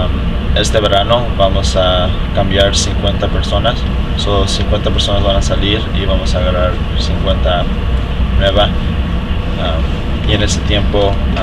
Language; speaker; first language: Spanish; early bilingual, heritage; Spanish